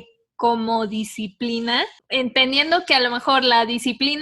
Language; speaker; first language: Spanish; native; Spanish